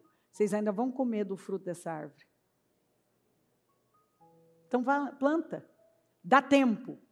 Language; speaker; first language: Portuguese; native; Portuguese